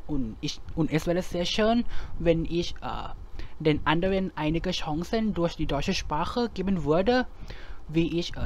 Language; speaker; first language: German; non-native, fluent; Thai